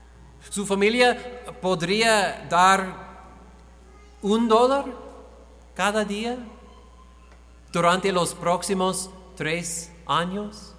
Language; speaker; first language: Spanish; non-native, fluent; English